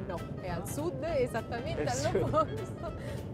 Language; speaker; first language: Italian; native; Italian